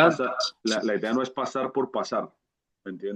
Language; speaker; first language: Spanish; native; Spanish